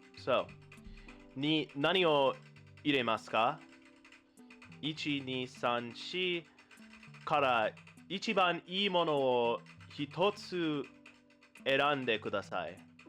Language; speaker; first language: Japanese; non-native, learner; English